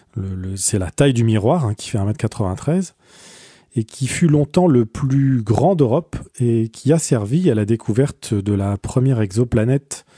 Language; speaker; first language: French; native; French